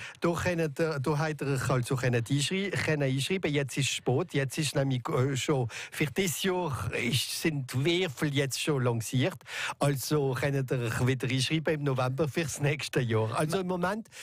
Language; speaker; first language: German; non-native, local second language; French